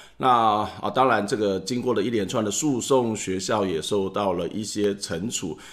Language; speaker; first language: Chinese; native; Chinese